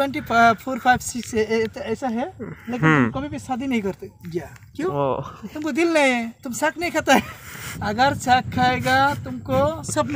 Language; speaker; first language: Hindi; non-native, learner; Bangla